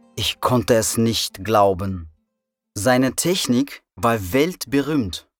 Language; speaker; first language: German; non-native, fluent; Russian